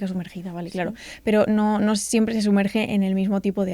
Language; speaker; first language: Spanish; native; Spanish